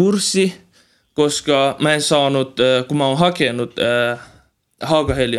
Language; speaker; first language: Finnish; non-native, learner; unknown